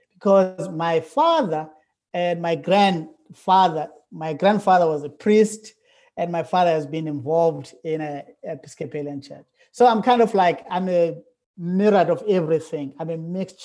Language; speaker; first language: English; non-native, local second language; Xhosa